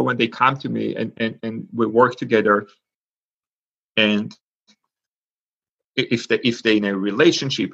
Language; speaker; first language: English; non-native, fluent; Hebrew